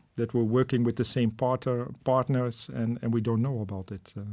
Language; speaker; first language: English; non-native, fluent; Dutch